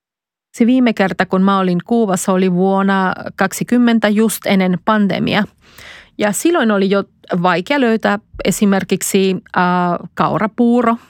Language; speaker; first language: Finnish; non-native, fluent; Spanish